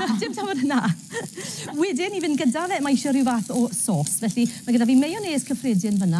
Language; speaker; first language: Welsh; native; Welsh